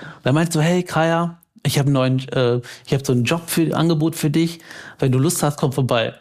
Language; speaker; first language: German; early bilingual, other home language; Tamil